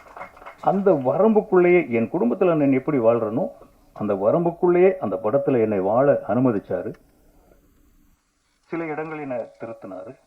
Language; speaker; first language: Tamil; native; Tamil